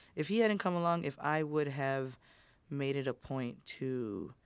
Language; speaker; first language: English; native; English